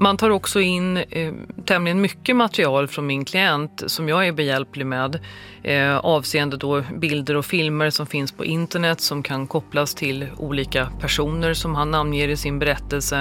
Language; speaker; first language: Swedish; native; Swedish